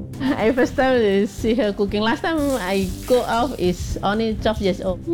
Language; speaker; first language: English; non-native, local second language; Indonesian